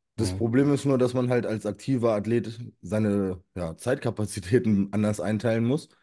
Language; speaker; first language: German; early bilingual, other home language; Russian